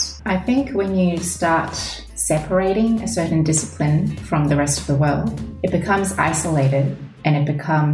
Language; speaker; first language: English; native; English